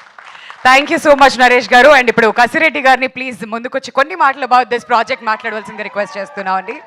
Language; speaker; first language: Telugu; native; Telugu